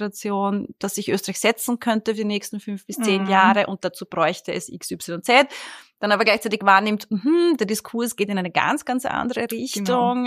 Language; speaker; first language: German; native; German